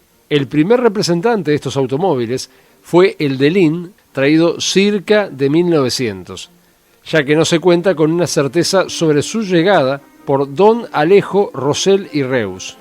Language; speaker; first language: Spanish; native; Spanish